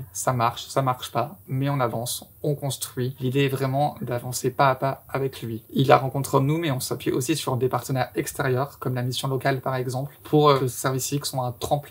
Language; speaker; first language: French; native; French